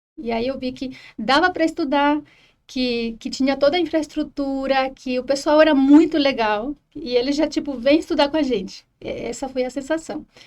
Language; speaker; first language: Portuguese; non-native, fluent; Spanish